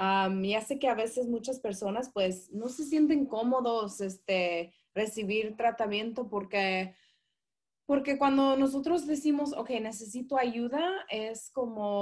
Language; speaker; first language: Spanish; early bilingual, heritage; Spanish